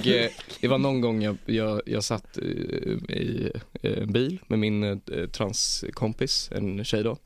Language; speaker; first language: Swedish; native; Swedish